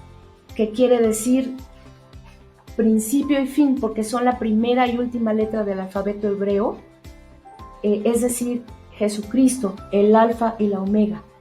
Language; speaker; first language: Spanish; native; Spanish